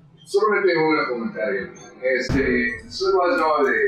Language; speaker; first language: Spanish; non-native, fluent; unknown